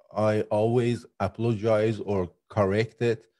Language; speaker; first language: English; non-native, fluent; Persian